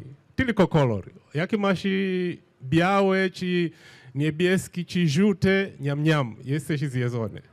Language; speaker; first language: Polish; non-native, fluent; Swahili